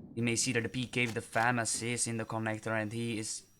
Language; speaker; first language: English; non-native, fluent; Czech